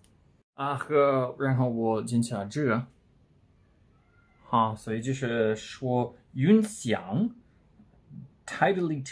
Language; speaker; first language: Chinese; non-native, learner; English